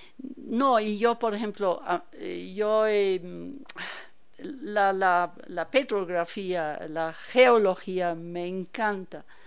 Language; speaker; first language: Spanish; non-native, fluent; German